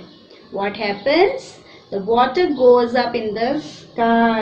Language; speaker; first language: English; non-native, local second language; Hindi